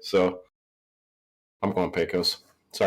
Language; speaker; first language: English; native; English